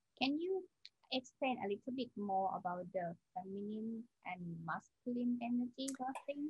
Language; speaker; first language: English; non-native, learner; Thai